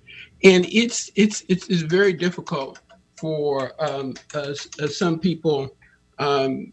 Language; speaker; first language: English; native; English